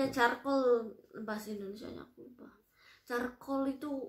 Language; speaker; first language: Indonesian; non-native, local second language; Javanese